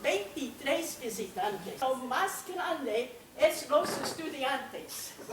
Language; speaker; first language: Spanish; non-native, fluent; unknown